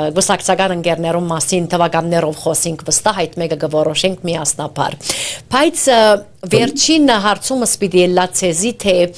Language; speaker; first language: Armenian; early bilingual, heritage; Armenian